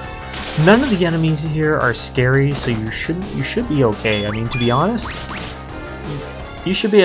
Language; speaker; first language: English; native; English